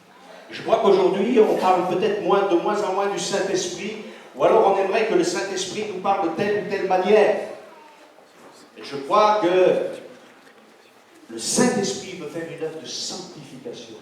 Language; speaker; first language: French; native; French